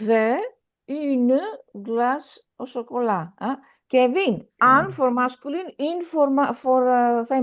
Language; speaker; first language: French; non-native, fluent; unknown